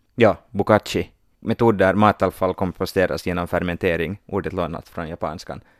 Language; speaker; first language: Swedish; native; Swedish